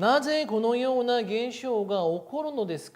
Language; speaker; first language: Japanese; non-native, fluent; Korean